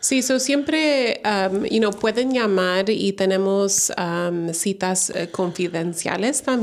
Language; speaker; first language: Spanish; early bilingual, heritage; Spanish